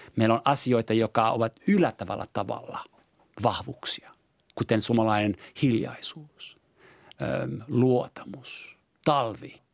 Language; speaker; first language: Finnish; non-native, fluent; French